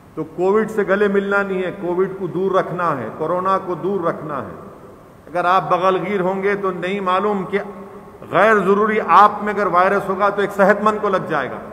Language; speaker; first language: Hindi; non-native, local second language; Urdu